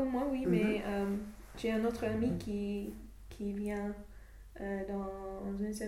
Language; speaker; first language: French; non-native, fluent; English